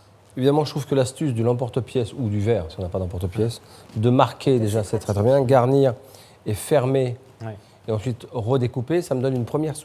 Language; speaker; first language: French; native; French